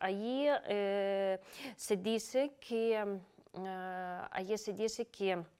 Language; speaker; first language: Spanish; non-native, fluent; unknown